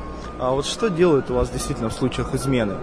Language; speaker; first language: Russian; native; Russian